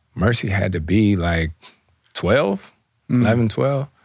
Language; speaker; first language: English; native; English